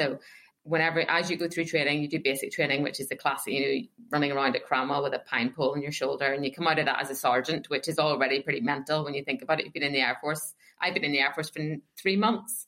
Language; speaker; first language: English; native; English